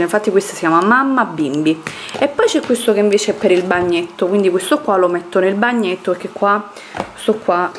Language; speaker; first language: Italian; native; Italian